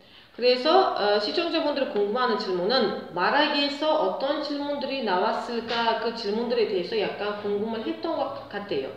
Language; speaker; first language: Korean; non-native, fluent; Uzbek